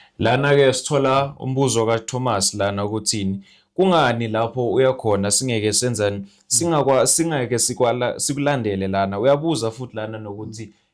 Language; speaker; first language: Zulu; native; Zulu